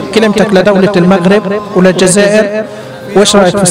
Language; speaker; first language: Arabic; native; Arabic